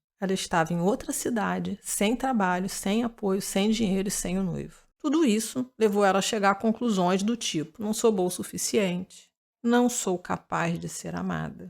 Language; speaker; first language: Portuguese; native; Portuguese